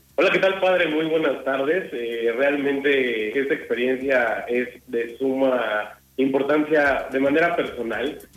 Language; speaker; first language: Spanish; native; Spanish